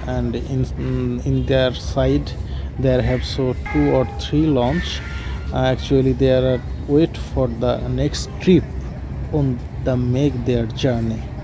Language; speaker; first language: English; non-native, local second language; Bangla